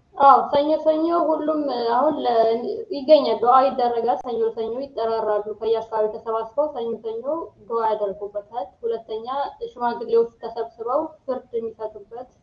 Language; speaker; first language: Amharic; native; Amharic